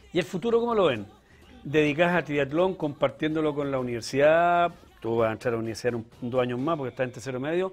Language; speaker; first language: Spanish; native; Spanish